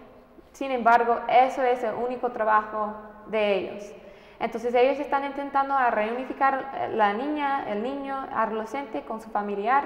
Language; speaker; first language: Spanish; non-native, fluent; English